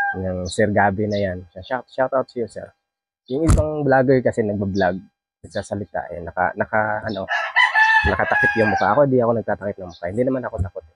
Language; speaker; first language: Filipino; non-native, local second language; Cebuano